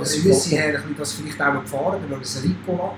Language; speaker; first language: German; native; German